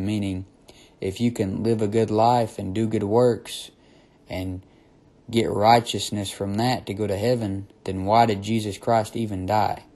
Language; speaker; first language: English; native; English